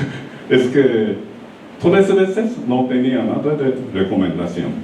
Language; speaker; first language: Spanish; non-native, learner; Japanese